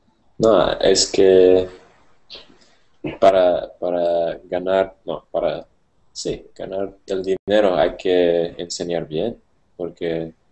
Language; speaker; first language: Spanish; non-native, learner; English